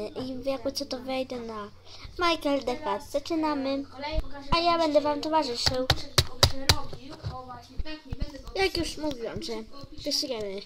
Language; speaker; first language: Polish; native; Polish